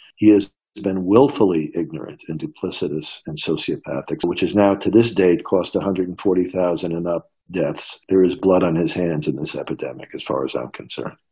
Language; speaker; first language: English; native; English